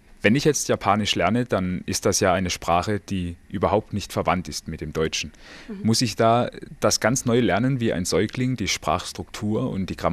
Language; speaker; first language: German; native; German